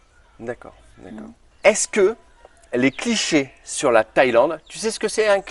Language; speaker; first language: French; native; French